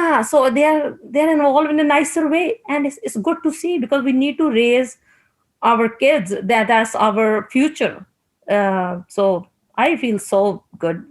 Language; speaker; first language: English; non-native, local second language; Punjabi